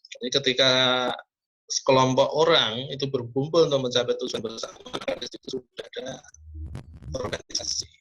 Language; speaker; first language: Indonesian; non-native, local second language; Javanese